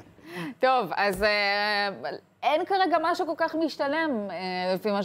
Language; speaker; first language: Hebrew; native; Hebrew